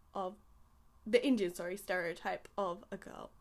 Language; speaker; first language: English; early bilingual, other home language; Hindi